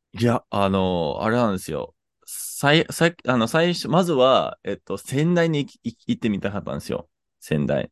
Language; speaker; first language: Japanese; native; Japanese